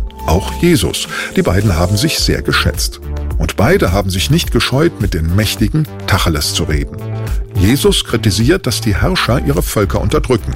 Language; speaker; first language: German; native; German